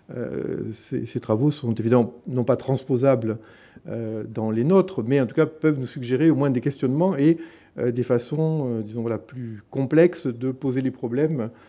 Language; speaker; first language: French; native; French